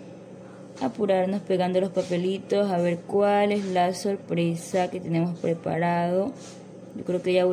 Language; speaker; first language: Spanish; native; Spanish